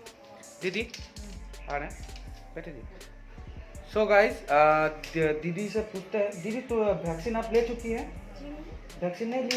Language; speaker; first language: Hindi; native; Hindi